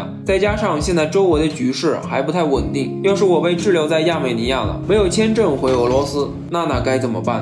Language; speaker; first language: Chinese; native; Chinese